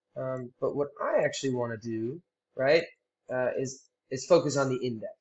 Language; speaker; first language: English; native; English